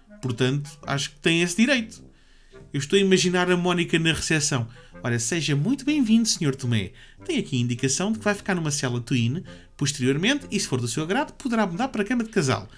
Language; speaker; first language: Portuguese; native; Portuguese